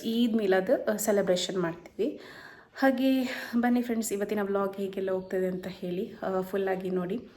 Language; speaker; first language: Kannada; non-native, local second language; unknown